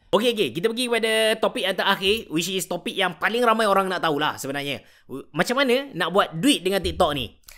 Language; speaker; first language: Malay; native; Malay